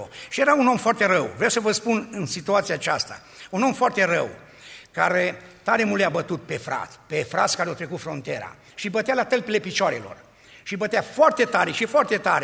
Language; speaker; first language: Romanian; native; Romanian